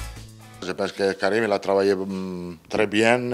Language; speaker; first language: French; non-native, learner; Italian